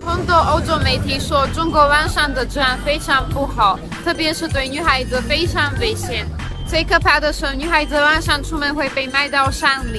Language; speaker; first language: Chinese; non-native, fluent; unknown